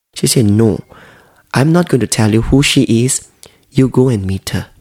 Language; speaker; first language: English; non-native, local second language; Hakka Chinese